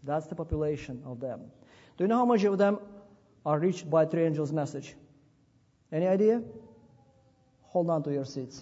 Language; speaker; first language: English; non-native, fluent; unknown